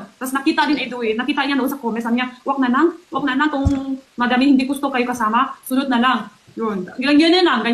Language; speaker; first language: Filipino; non-native, learner; Chinese